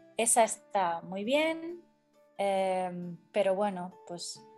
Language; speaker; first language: Spanish; non-native, fluent; Persian